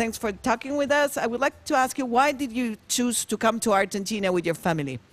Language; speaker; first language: English; non-native, learner; Spanish